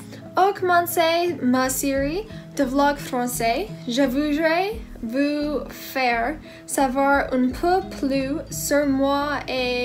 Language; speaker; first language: French; non-native, learner; English